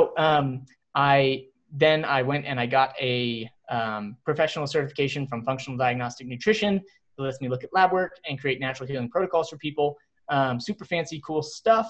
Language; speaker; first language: English; native; English